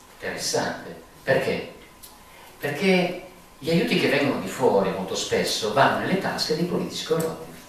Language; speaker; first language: Italian; native; Italian